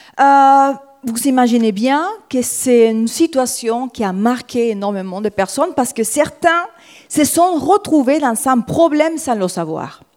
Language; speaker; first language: French; non-native, fluent; Spanish